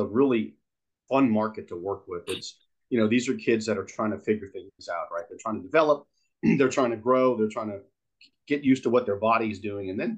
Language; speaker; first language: English; native; English